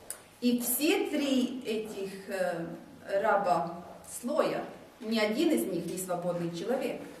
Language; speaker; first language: Russian; non-native, local second language; Latvian